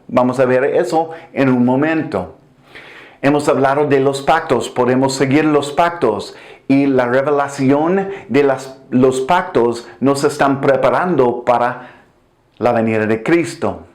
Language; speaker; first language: Spanish; non-native, fluent; English